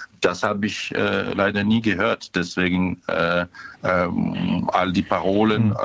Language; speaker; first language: German; non-native, fluent; Ukrainian